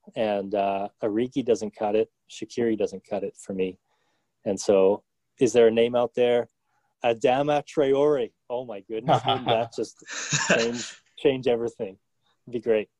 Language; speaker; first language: English; native; English